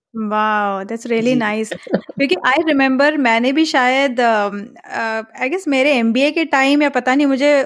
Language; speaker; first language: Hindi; native; Hindi